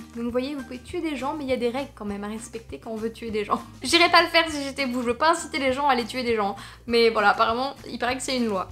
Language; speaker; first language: French; native; French